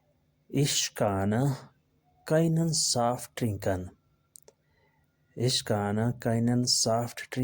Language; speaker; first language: German; non-native, learner; Urdu